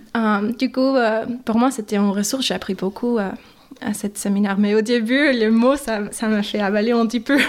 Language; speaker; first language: French; non-native, fluent; English